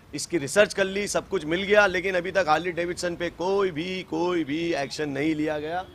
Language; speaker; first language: Hindi; native; Hindi